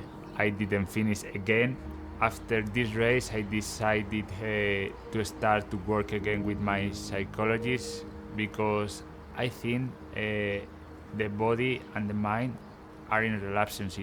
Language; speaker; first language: English; non-native, fluent; Spanish